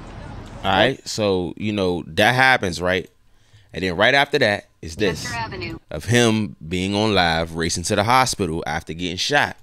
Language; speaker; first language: English; native; English